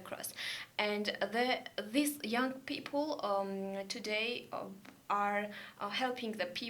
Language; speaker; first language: English; non-native, learner; Georgian